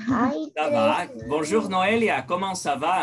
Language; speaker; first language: French; non-native, fluent; Spanish